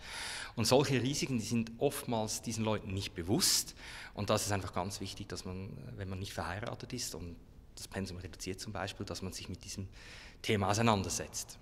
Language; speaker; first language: German; native; German